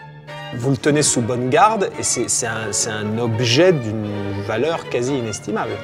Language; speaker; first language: French; native; French